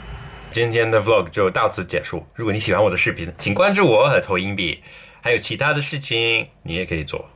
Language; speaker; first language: Chinese; non-native, fluent; English